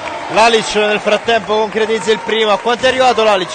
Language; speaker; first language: Italian; native; Italian